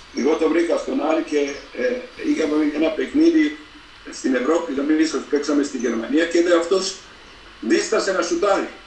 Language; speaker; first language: Greek; non-native, fluent; Serbian